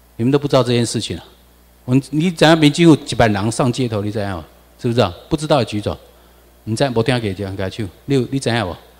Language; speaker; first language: Chinese; non-native, local second language; Min Nan Chinese